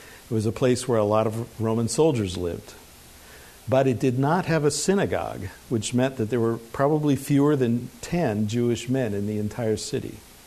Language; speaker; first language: English; native; English